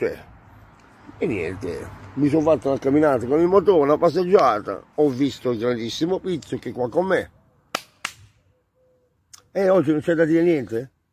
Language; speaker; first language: Italian; native; Italian